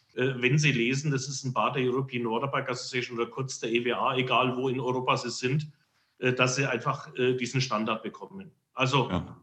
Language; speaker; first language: German; native; German